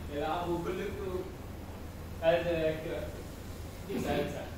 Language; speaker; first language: Arabic; non-native, learner; Malay